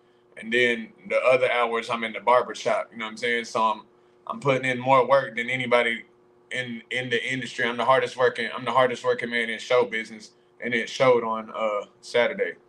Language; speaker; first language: English; native; English